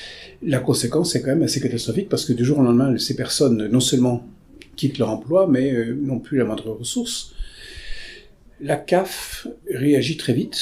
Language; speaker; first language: French; native; French